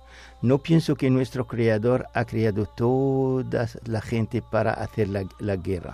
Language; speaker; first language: Spanish; non-native, fluent; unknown